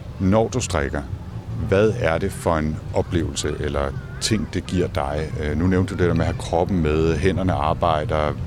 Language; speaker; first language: Danish; native; Danish